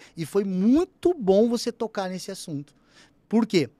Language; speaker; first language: Portuguese; native; Portuguese